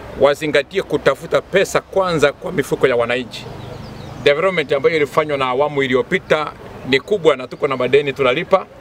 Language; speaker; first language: Swahili; non-native, local second language; Gusii